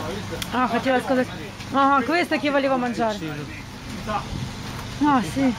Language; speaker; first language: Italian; non-native, fluent; Russian